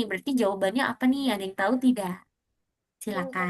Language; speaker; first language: Indonesian; native; Indonesian